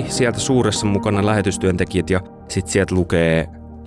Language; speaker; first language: Finnish; native; Finnish